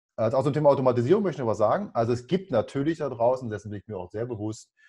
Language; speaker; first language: German; native; German